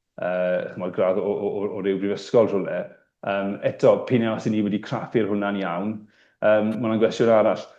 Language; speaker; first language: Welsh; native; Welsh